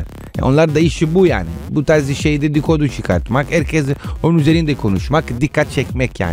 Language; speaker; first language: Turkish; non-native, fluent; Italian